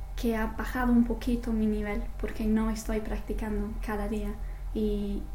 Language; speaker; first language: Spanish; non-native, fluent; English